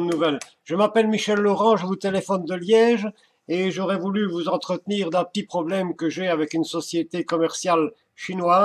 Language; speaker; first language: French; native; French